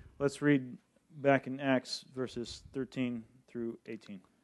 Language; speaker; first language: English; early bilingual, other home language; Spanish